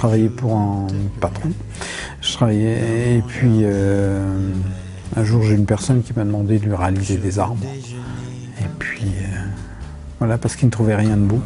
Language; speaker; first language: French; native; French